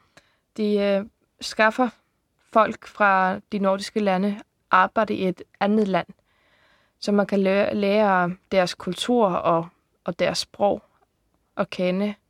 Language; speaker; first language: Danish; early bilingual, heritage; Icelandic